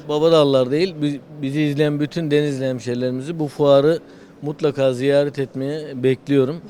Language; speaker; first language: Turkish; native; Turkish